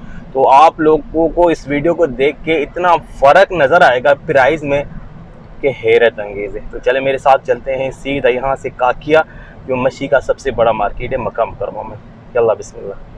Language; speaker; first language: Hindi; native; Hindi